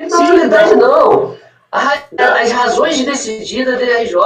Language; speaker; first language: Portuguese; native; Portuguese